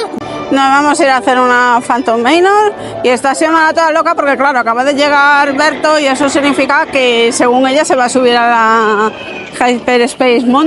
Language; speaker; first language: Spanish; native; Spanish